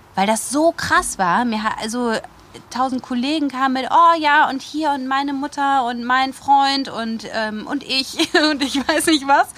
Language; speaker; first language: German; native; German